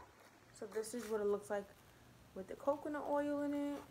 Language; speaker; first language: English; native; English